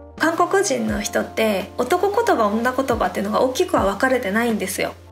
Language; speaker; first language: Japanese; native; Japanese